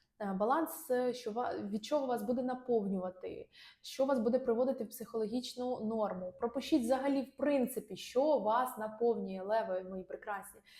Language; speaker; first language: Ukrainian; non-native, local second language; Russian